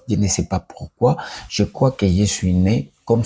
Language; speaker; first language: French; non-native, learner; Spanish